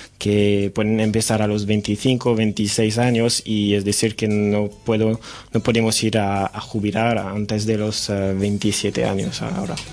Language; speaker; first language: Spanish; non-native, fluent; French